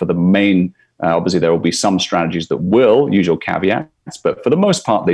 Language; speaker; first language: English; native; English